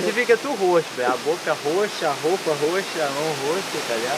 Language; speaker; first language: Portuguese; native; Portuguese